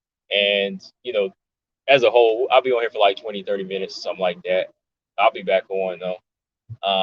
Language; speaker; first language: English; native; English